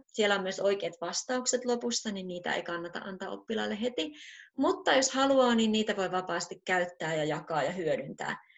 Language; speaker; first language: Finnish; native; Finnish